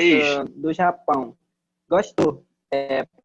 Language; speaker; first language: Portuguese; non-native, local second language; Ticuna